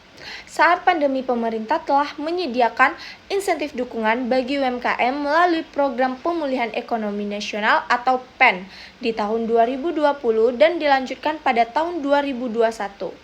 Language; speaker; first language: Indonesian; native; Indonesian